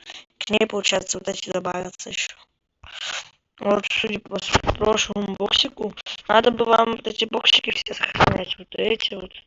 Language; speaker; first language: Russian; native; Russian